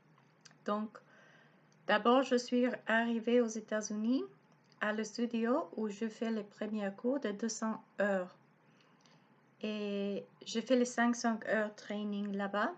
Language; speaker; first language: French; non-native, learner; Spanish